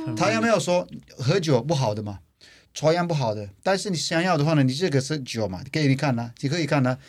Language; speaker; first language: Chinese; non-native, fluent; Turkish